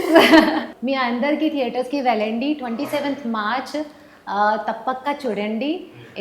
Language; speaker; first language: Telugu; non-native, learner; Hindi